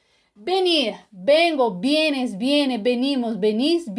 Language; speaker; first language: Spanish; non-native, fluent; Portuguese